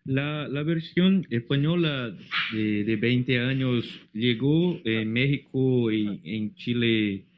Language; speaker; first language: Spanish; non-native, learner; Portuguese